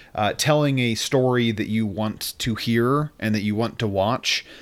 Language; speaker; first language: English; native; English